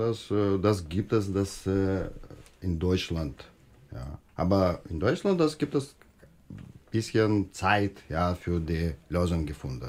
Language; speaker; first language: German; non-native, learner; Russian